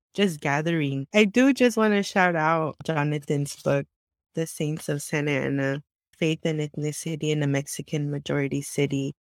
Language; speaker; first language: English; early bilingual, other home language; Spanish